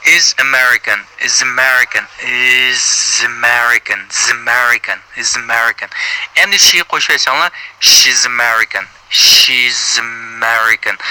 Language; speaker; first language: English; non-native, learner; Uyghur